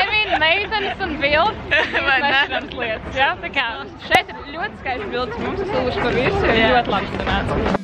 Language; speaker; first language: Latvian; native; Latvian